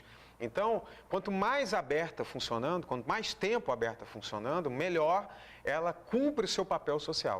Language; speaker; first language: Portuguese; native; Portuguese